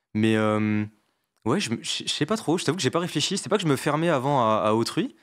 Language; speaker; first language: French; native; French